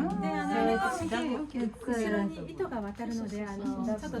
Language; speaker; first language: Japanese; native; Japanese